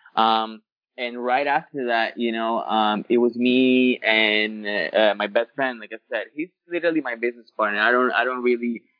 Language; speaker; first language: English; early bilingual, other home language; Spanish